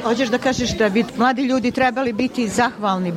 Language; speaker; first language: Serbian; native; Serbian